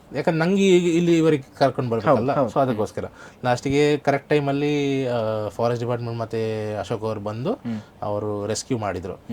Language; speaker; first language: Kannada; non-native, local second language; Konkani